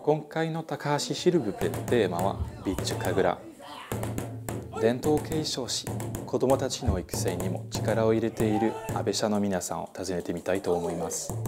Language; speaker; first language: Japanese; non-native, fluent; French